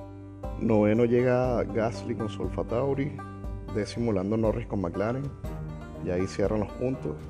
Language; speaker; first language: Spanish; native; Spanish